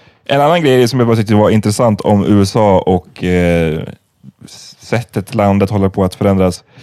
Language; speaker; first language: Swedish; native; Swedish